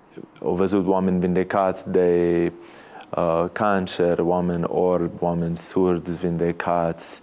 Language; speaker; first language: Romanian; non-native, fluent; English